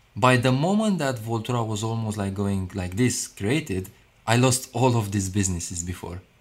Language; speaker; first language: English; non-native, fluent; Romanian